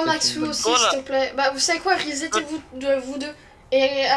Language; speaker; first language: French; native; French